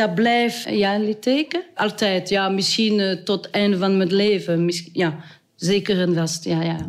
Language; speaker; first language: Dutch; non-native, local second language; French